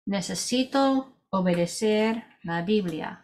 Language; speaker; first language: Spanish; non-native, learner; English